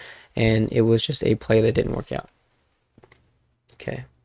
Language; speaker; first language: English; native; English